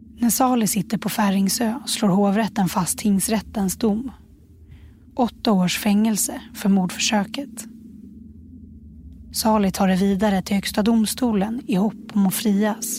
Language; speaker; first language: Swedish; native; Swedish